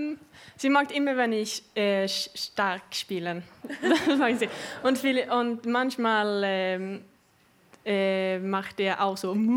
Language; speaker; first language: German; non-native, learner; Swedish